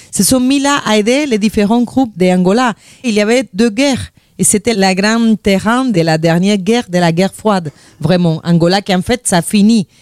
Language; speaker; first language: French; non-native, fluent; Spanish